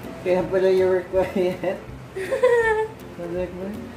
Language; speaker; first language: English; non-native, local second language; Filipino